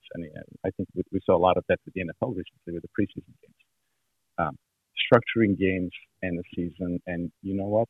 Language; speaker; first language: English; non-native, fluent; Serbian